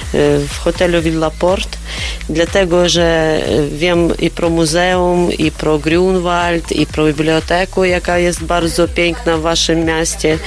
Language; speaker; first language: Polish; non-native, learner; Ukrainian